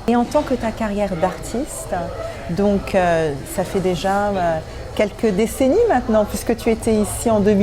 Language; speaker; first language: French; native; French